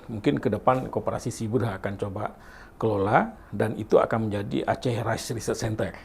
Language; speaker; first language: Indonesian; non-native, local second language; Achinese